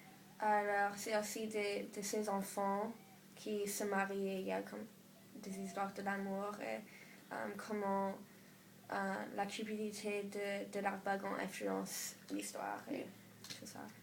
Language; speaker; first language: French; non-native, learner; English